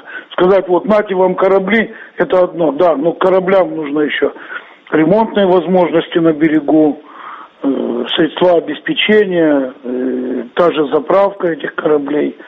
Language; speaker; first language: Russian; native; Russian